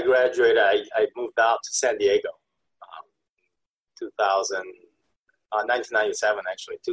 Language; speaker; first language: English; early bilingual, other home language; Korean